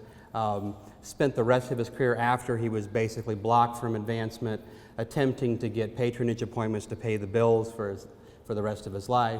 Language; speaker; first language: English; native; English